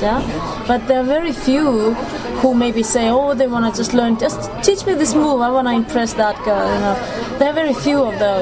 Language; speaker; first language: English; non-native, fluent; Estonian